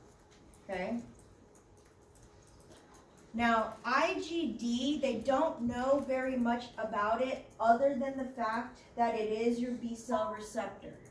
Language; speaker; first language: English; native; English